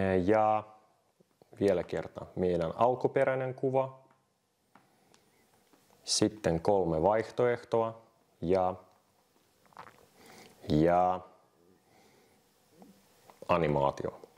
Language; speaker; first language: Finnish; non-native, fluent; Russian